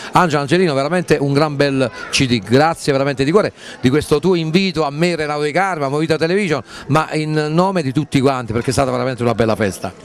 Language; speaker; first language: Italian; native; Italian